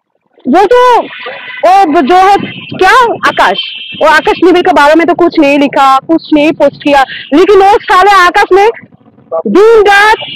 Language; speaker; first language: Hindi; non-native, learner; Bangla